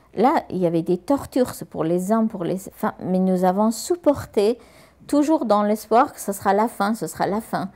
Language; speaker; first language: French; non-native, fluent; Persian